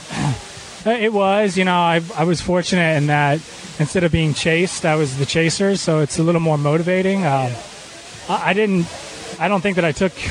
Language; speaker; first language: English; native; English